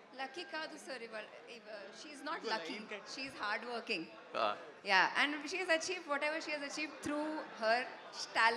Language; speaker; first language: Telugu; non-native, learner; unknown